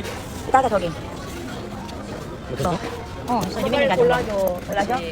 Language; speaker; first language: Korean; non-native, learner; Filipino